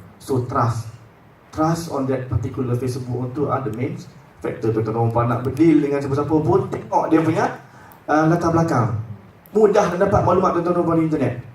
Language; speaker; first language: Malay; native; Malay